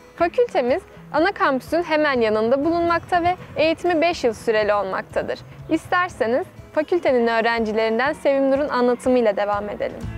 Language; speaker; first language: Turkish; native; Turkish